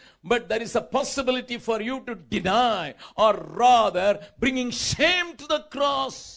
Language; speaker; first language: English; non-native, local second language; Tamil